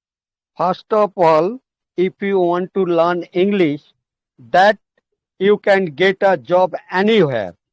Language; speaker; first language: English; non-native, learner; Hindi